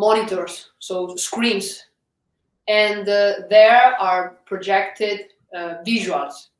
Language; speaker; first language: English; non-native, fluent; Italian